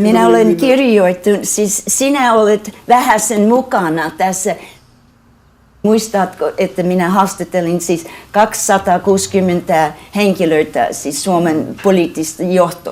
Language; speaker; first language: Finnish; early bilingual, heritage; English